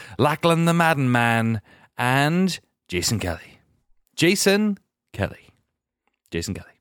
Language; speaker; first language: English; native; English